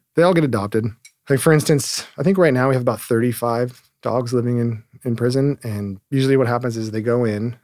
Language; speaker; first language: English; native; English